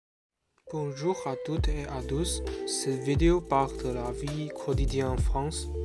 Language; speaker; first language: French; non-native, learner; Chinese